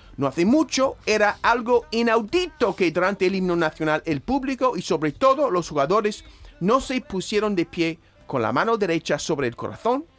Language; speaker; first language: Spanish; non-native, fluent; English